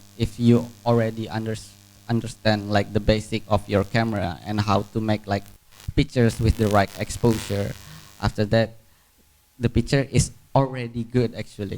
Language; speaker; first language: English; non-native, fluent; Indonesian